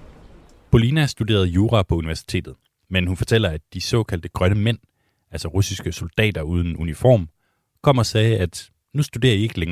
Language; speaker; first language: Danish; native; Danish